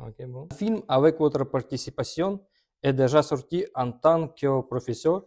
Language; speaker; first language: French; non-native, learner; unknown